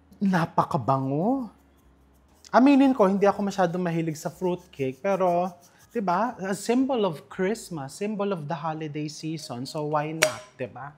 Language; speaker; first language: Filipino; native; Filipino